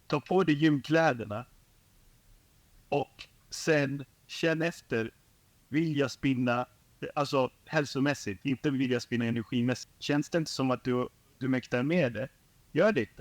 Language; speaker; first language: Swedish; native; Swedish